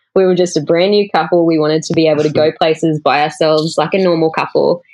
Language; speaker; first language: English; native; English